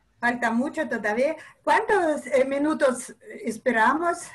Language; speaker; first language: Spanish; non-native, fluent; Russian